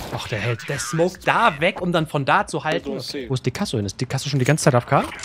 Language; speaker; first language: German; native; German